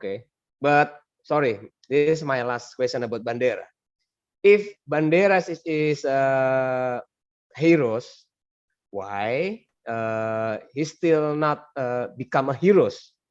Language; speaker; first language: English; non-native, learner; Indonesian